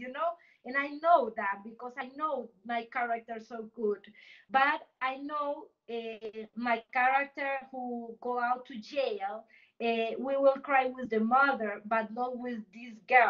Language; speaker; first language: English; non-native, learner; Spanish